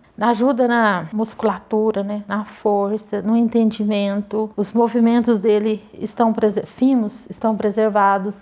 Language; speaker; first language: Portuguese; native; Portuguese